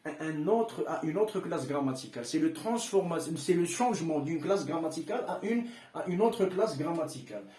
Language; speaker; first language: French; non-native, local second language; Arabic